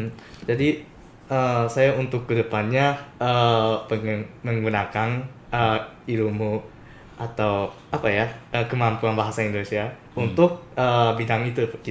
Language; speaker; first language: Indonesian; non-native, fluent; Japanese